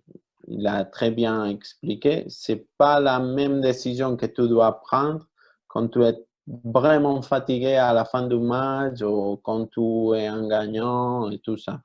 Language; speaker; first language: French; non-native, fluent; Spanish